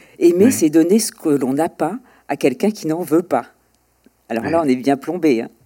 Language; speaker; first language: French; native; French